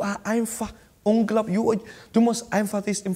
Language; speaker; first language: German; non-native, learner; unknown